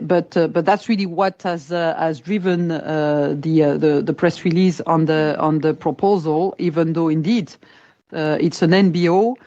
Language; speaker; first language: English; non-native, fluent; French